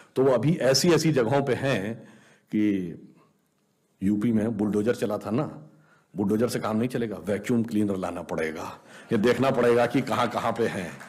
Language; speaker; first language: Hindi; native; Hindi